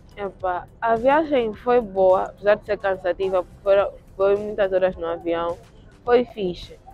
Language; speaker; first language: Portuguese; native; Portuguese